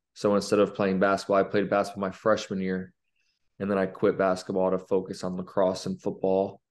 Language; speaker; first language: English; native; English